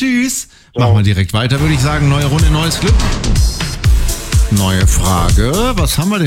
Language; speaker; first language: German; native; German